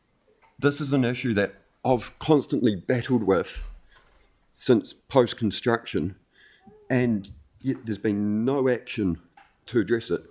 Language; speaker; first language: English; native; English